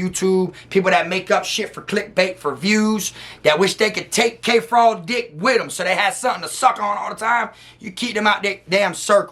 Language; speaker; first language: English; native; English